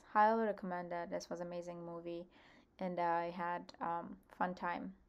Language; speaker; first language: English; non-native, fluent; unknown